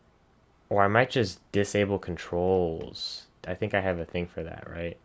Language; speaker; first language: English; native; English